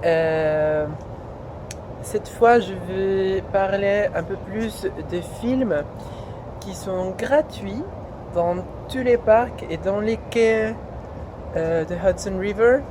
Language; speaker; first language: French; non-native, fluent; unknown